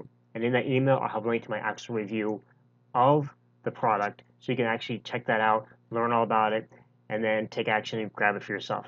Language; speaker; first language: English; native; English